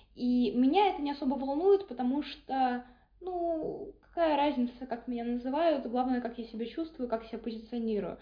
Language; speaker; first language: Russian; native; Russian